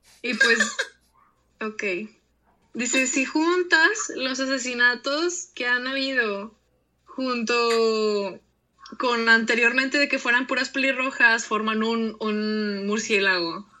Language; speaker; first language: Spanish; native; Spanish